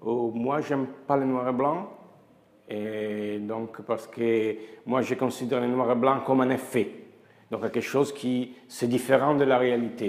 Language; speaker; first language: French; non-native, fluent; Italian